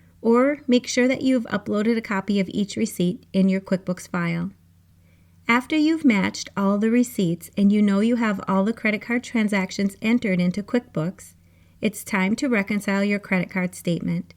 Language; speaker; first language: English; native; English